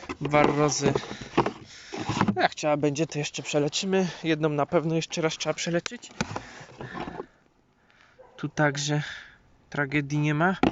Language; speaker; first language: Polish; native; Polish